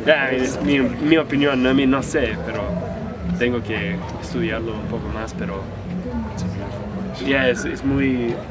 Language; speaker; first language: Spanish; non-native, fluent; English